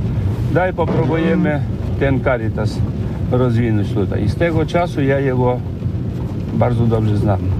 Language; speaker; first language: Polish; non-native, learner; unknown